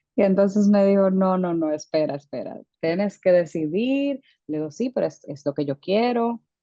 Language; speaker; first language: Spanish; early bilingual, heritage; Spanish